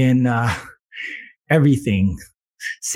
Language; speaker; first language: English; non-native, local second language; Filipino